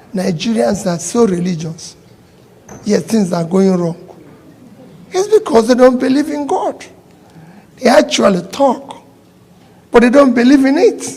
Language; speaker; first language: English; non-native, local second language; Igbo